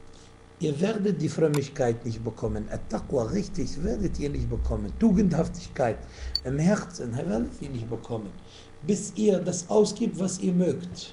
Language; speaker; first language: German; non-native, fluent; Arabic